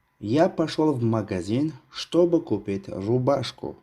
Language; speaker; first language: Russian; non-native, local second language; Tajik